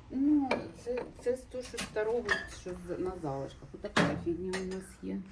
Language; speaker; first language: Ukrainian; native; Ukrainian